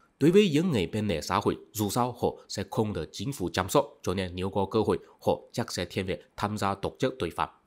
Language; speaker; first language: Vietnamese; non-native, fluent; Chinese